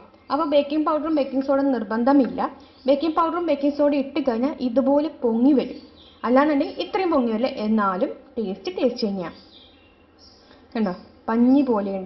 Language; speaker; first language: Malayalam; native; Malayalam